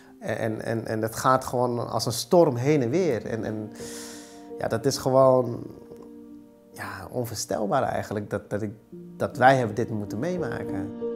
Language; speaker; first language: Dutch; early bilingual, other home language; Vietnamese